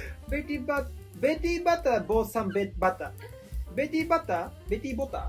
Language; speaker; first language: English; non-native, learner; Japanese